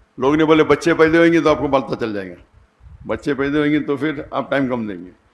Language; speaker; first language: Urdu; non-native, local second language; Konkani